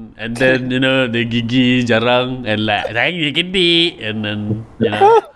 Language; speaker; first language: English; non-native, local second language; Malay